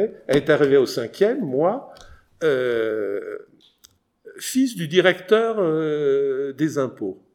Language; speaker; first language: French; native; French